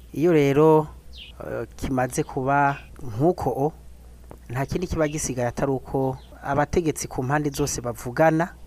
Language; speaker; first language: Kinyarwanda; native; Kinyarwanda